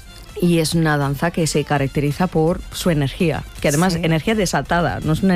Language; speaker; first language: Spanish; non-native, fluent; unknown